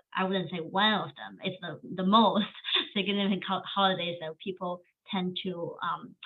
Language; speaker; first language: English; non-native, fluent; Chinese